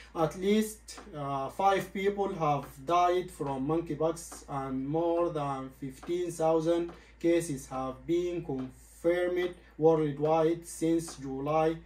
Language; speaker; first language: English; non-native, learner; Arabic